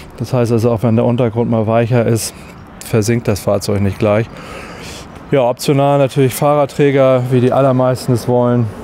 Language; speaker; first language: German; native; German